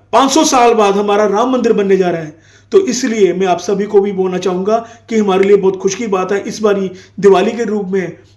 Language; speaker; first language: Hindi; non-native, local second language; Punjabi